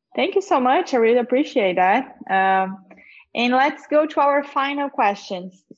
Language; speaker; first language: English; non-native, fluent; Portuguese